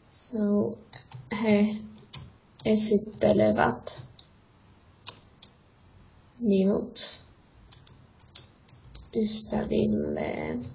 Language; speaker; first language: Finnish; non-native, fluent; Russian